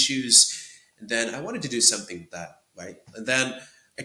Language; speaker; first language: English; non-native, fluent; Japanese